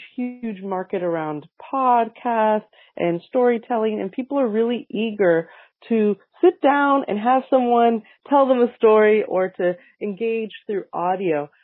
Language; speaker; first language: English; early bilingual, other home language; Spanish